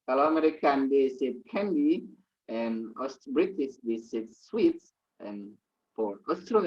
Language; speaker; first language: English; non-native, fluent; Indonesian